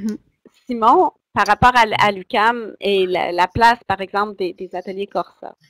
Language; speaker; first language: French; non-native, learner; English